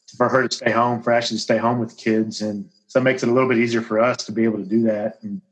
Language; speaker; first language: English; native; English